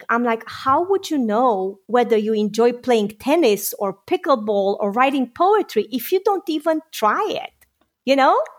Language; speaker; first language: English; non-native, fluent; Romanian